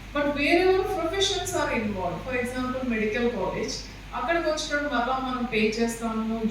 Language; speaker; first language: English; non-native, local second language; Telugu